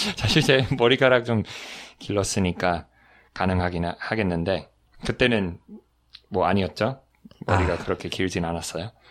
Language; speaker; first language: Korean; non-native, fluent; English